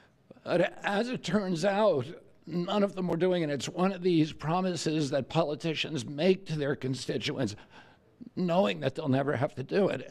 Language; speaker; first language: English; native; English